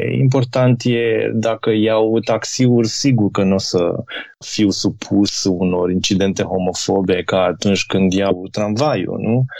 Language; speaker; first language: Romanian; native; Romanian